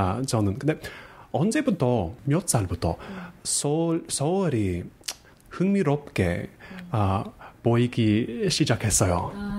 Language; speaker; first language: Korean; non-native, fluent; English